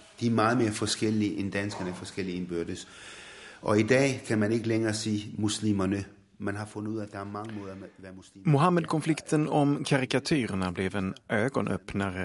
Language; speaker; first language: Swedish; non-native, fluent; Arabic